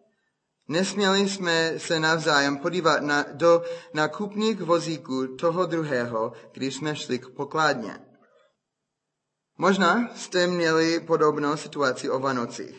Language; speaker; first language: Czech; non-native, fluent; English